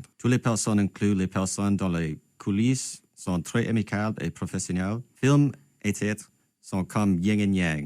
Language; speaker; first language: French; non-native, local second language; English